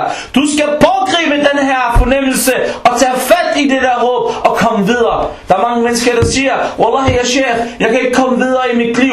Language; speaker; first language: Danish; non-native, local second language; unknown